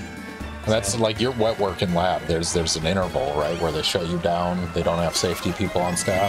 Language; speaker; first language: English; native; English